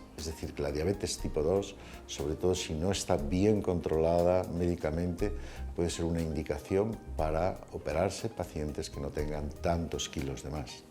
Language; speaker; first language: Spanish; native; Spanish